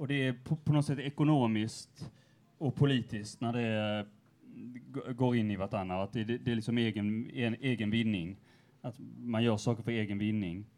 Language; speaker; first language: Swedish; native; Swedish